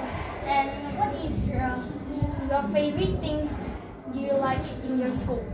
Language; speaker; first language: English; non-native, learner; Vietnamese